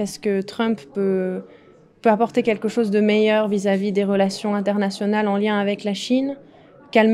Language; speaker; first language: French; native; French